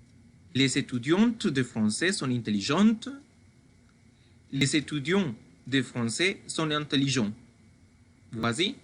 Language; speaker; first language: French; non-native, fluent; Spanish